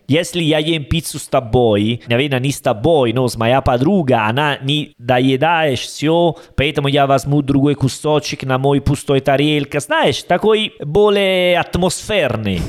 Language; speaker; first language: Russian; non-native, learner; Italian